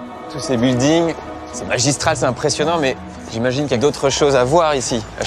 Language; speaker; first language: French; native; French